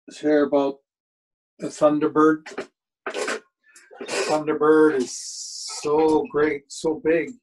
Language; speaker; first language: English; native; English